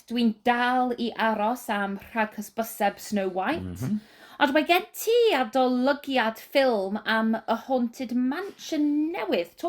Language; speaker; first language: Welsh; non-native, learner; English